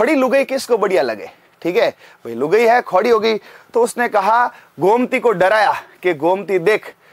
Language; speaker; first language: Hindi; native; Hindi